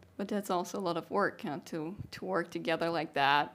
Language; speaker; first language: English; non-native, fluent; German